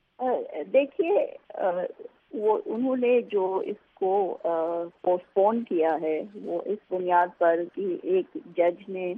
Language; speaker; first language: Urdu; native; Urdu